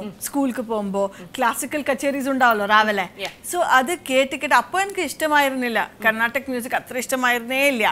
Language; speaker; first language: Malayalam; non-native, fluent; Kannada